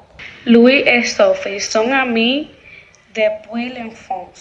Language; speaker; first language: French; non-native, learner; Spanish